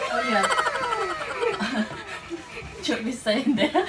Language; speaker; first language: English; non-native, learner; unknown